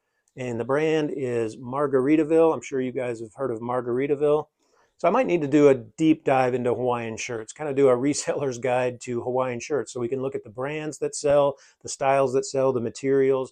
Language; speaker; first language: English; native; English